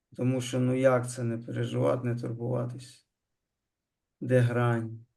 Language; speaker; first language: Ukrainian; non-native, local second language; Russian